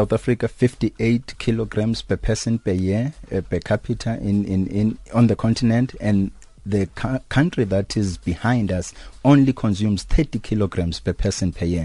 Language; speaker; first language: English; non-native, local second language; Xhosa